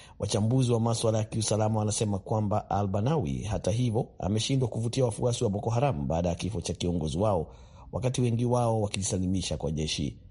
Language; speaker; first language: Swahili; native; Swahili